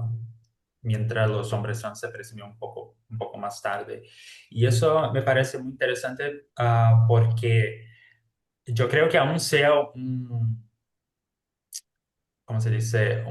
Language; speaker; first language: Spanish; non-native, fluent; Portuguese